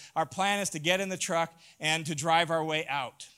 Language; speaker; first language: English; native; English